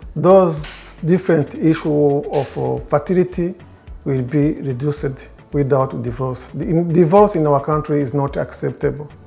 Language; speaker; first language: English; non-native, local second language; Kinyarwanda